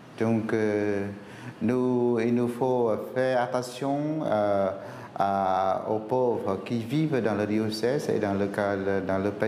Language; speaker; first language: French; non-native, fluent; Vietnamese